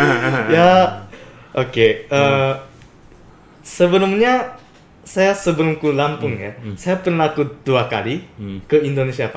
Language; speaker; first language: Indonesian; non-native, fluent; Japanese